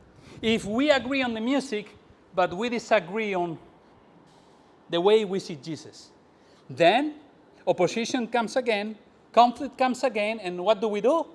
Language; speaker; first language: English; non-native, fluent; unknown